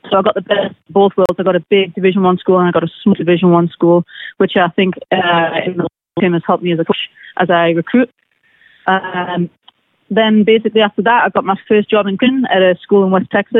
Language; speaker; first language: English; native; English